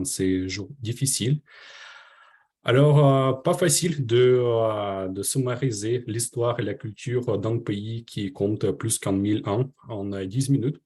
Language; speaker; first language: French; non-native, fluent; Ukrainian